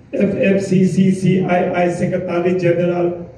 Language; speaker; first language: English; non-native, local second language; Filipino